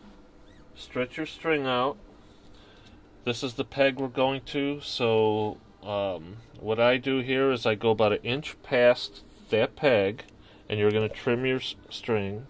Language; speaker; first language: English; native; English